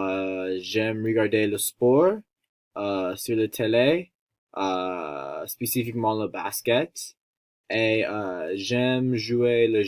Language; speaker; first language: French; non-native, learner; English